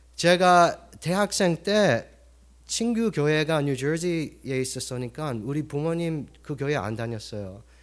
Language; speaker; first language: Korean; early bilingual, heritage; Korean